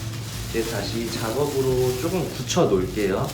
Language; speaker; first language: Korean; native; Korean